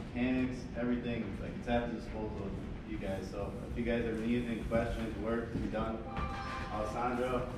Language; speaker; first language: English; non-native, fluent; French